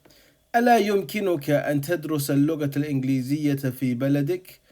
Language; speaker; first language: Arabic; non-native, fluent; English